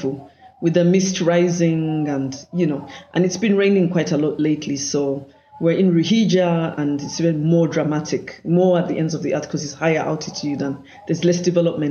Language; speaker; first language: English; non-native, local second language; Ganda